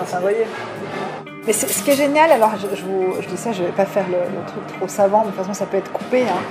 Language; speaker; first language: French; native; French